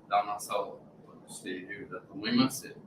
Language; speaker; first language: Japanese; non-native, learner; English